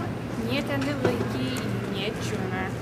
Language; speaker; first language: Russian; non-native, learner; English